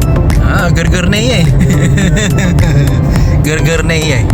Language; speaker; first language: Filipino; native; Filipino